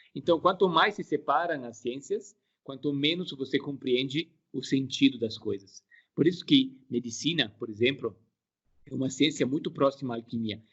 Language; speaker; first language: Portuguese; non-native, fluent; Italian